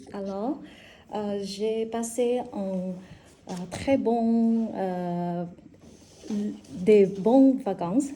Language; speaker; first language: French; non-native, learner; Vietnamese